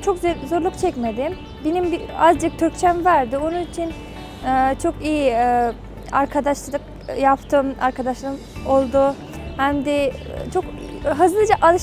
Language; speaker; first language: Turkish; non-native, fluent; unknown